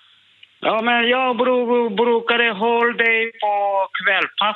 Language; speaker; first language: Swedish; non-native, learner; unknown